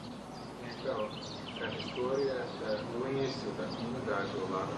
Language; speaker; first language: Portuguese; non-native, fluent; English